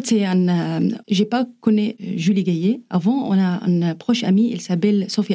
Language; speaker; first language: French; non-native, learner; Arabic